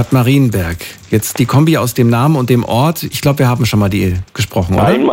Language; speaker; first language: German; native; German